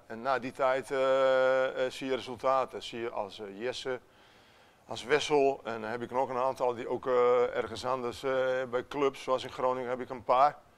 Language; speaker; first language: Dutch; non-native, fluent; Italian